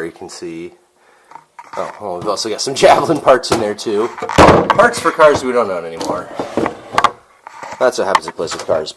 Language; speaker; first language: English; native; English